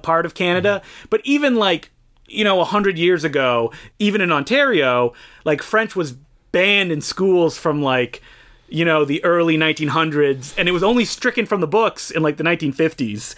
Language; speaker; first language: English; non-native, fluent; French